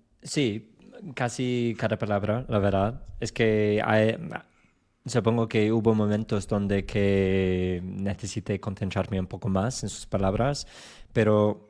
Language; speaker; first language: Spanish; non-native, fluent; English